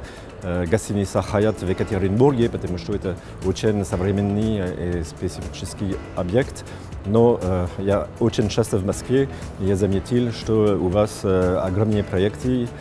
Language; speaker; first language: Russian; non-native, fluent; French